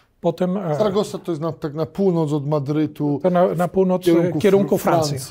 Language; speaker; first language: Polish; non-native, learner; Spanish